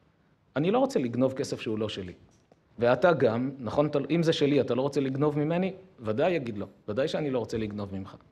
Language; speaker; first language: Hebrew; native; Hebrew